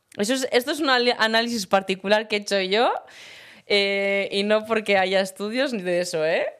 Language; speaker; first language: Spanish; early bilingual, other home language; Berber languages